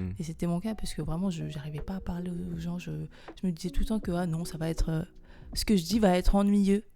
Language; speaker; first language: French; non-native, local second language; Malagasy